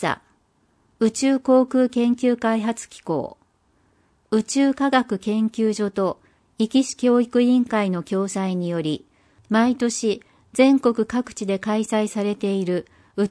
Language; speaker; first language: Japanese; native; Japanese